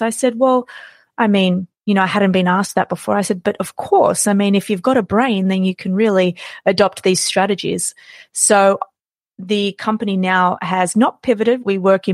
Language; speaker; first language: English; native; English